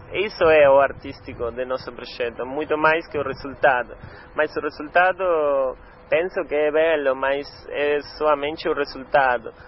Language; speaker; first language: Portuguese; non-native, learner; Spanish